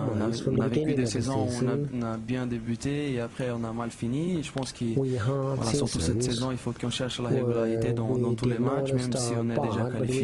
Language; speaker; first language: French; non-native, fluent; Portuguese